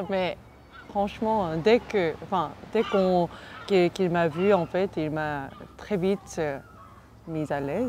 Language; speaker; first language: French; non-native, fluent; Korean